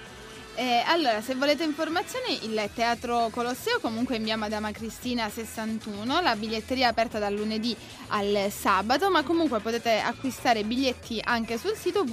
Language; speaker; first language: Italian; native; Italian